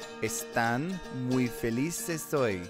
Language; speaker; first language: Spanish; non-native, learner; English